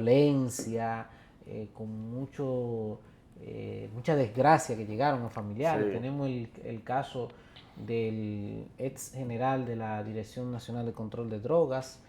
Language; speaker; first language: Spanish; native; Spanish